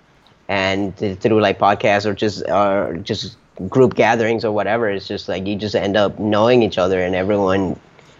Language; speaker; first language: English; early bilingual, other home language; Spanish